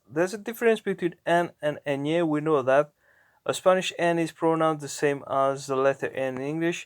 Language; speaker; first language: English; non-native, fluent; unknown